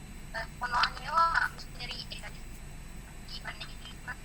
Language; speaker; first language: Japanese; non-native, learner; Indonesian